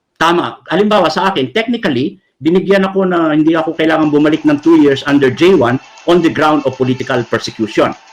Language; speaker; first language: Filipino; non-native, local second language; Iloko